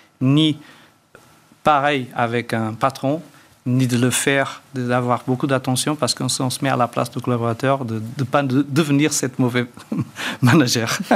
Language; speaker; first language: French; early bilingual, other home language; Portuguese